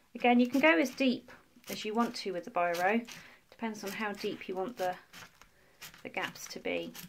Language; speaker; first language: English; native; English